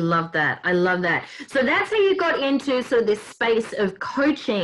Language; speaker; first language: English; native; English